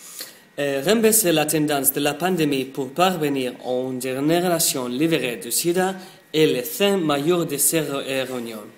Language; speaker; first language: French; non-native, learner; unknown